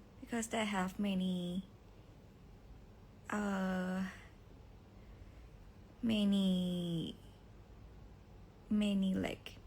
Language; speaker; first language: English; non-native, learner; Thai